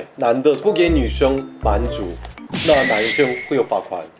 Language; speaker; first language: Chinese; non-native, fluent; Korean